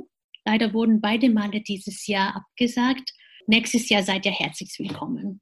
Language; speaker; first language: German; non-native, fluent; Japanese